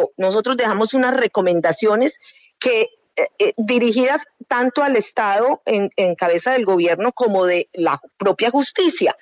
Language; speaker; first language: Spanish; native; Spanish